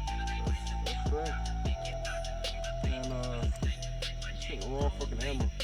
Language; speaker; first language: English; native; English